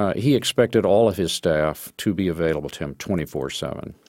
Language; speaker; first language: English; native; English